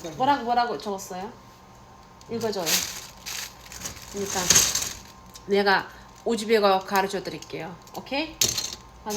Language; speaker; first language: Korean; non-native, fluent; Uzbek